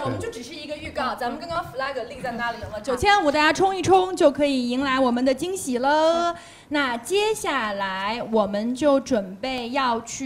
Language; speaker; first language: Chinese; native; Chinese